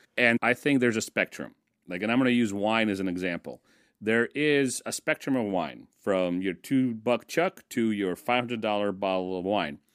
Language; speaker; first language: English; early bilingual, other home language; Russian